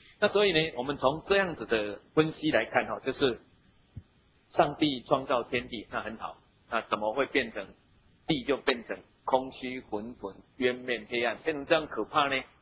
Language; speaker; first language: Chinese; native; Chinese